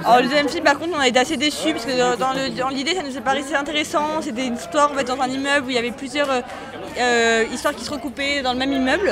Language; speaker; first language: French; native; French